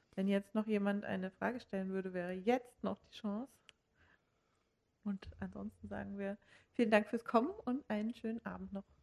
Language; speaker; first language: German; native; German